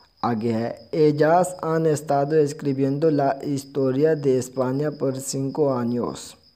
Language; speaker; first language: Spanish; non-native, fluent; Urdu